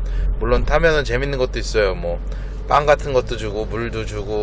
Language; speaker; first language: Korean; native; Korean